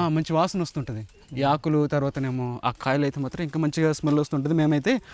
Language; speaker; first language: Telugu; native; Telugu